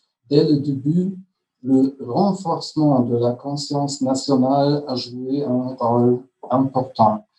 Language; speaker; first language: French; non-native, fluent; German